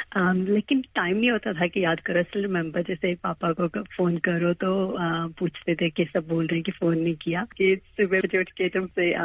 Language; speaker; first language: Hindi; native; Hindi